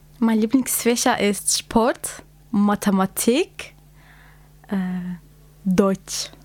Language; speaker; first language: German; non-native, learner; Kurdish